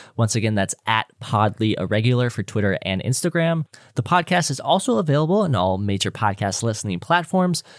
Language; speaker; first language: English; native; English